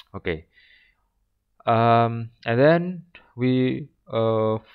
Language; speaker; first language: English; non-native, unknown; Indonesian